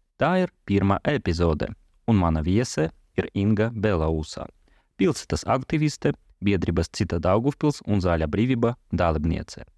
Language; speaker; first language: Latvian; non-native, local second language; Russian